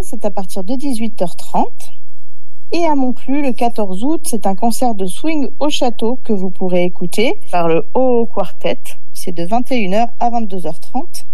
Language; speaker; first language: French; native; French